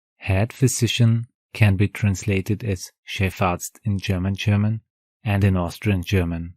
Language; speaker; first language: English; non-native, fluent; German